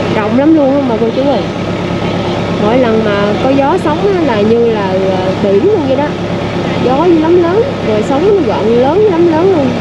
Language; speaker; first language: Vietnamese; native; Vietnamese